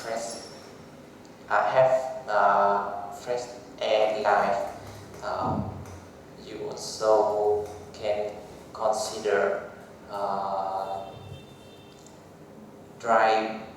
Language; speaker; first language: English; non-native, learner; Vietnamese